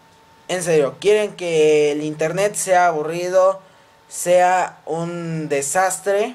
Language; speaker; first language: Spanish; native; Spanish